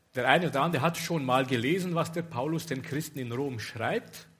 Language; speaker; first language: German; non-native, fluent; Romanian